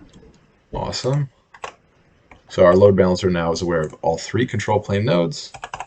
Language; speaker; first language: English; native; English